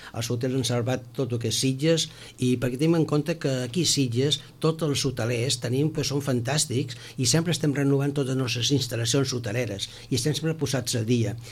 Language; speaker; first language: Catalan; non-native, local second language; Spanish